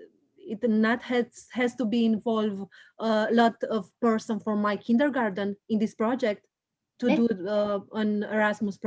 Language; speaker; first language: English; non-native, learner; Romanian